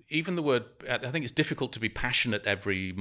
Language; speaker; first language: English; native; English